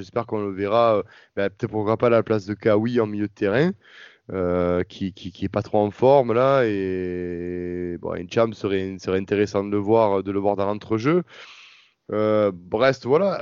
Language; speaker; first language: French; native; French